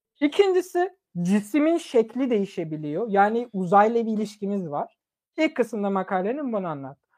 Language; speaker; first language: Turkish; early bilingual, other home language; German